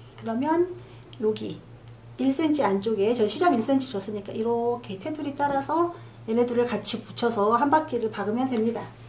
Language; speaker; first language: Korean; native; Korean